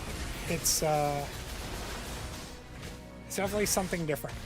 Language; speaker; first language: English; native; English